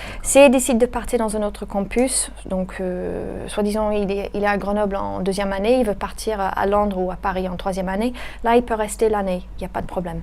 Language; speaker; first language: French; native; French